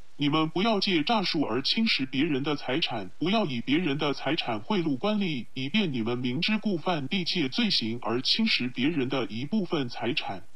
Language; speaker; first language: Chinese; non-native, local second language; Cantonese